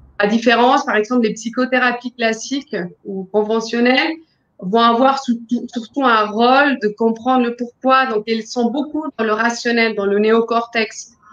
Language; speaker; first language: French; non-native, fluent; Spanish